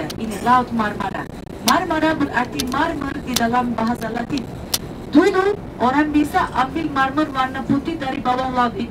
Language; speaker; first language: Indonesian; non-native, learner; Turkish